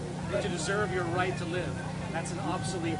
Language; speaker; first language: English; native; English